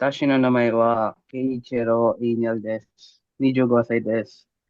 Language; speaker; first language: Japanese; non-native, learner; Filipino